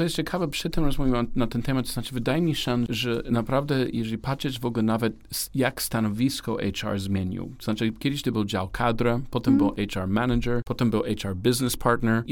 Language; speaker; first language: Polish; non-native, learner; English